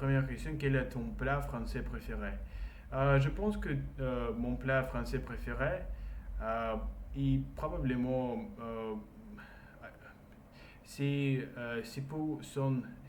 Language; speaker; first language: French; non-native, learner; Russian